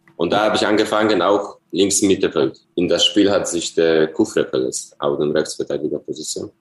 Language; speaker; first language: German; non-native, fluent; Polish